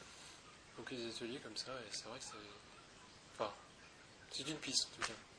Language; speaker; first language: French; native; French